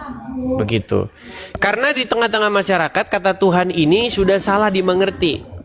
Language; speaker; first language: Indonesian; native; Indonesian